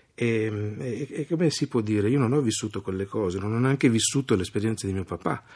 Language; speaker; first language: Italian; native; Italian